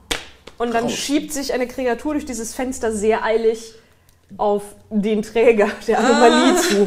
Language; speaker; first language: German; native; German